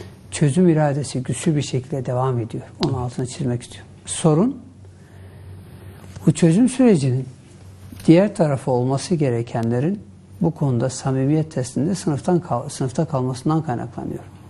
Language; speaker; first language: Turkish; non-native, local second language; Kurdish